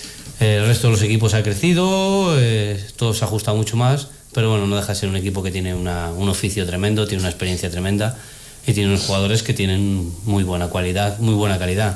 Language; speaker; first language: Spanish; native; Spanish